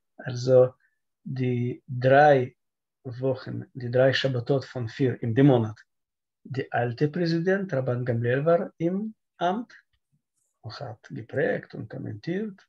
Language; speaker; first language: German; non-native, learner; Russian